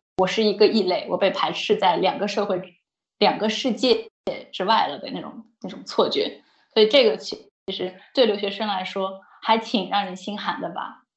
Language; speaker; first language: Chinese; native; Chinese